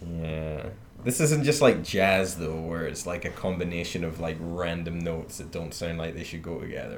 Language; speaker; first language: English; native; English